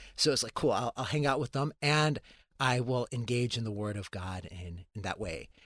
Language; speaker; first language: English; native; English